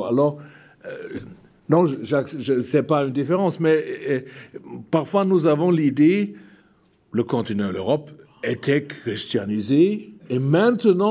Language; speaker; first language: French; non-native, fluent; German